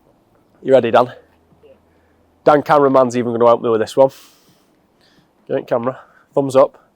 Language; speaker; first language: English; native; English